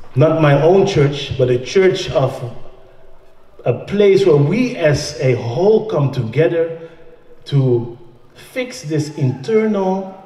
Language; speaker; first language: English; non-native, fluent; Dutch